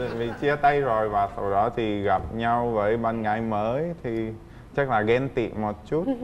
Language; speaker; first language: Vietnamese; non-native, fluent; Czech